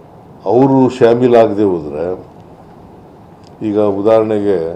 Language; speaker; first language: Kannada; native; Kannada